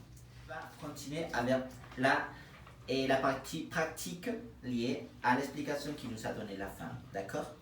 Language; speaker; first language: French; non-native, fluent; Spanish